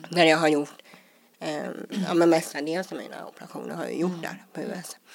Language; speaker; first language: Swedish; early bilingual, other home language; English